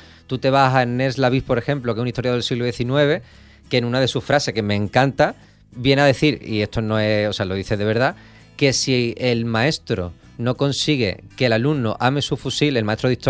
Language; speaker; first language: Spanish; native; Spanish